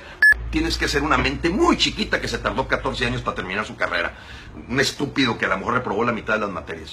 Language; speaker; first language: Spanish; native; Spanish